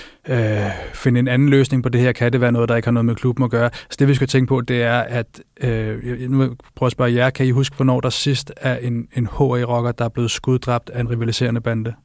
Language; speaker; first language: Danish; native; Danish